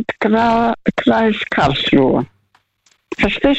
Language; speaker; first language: German; non-native, fluent; Russian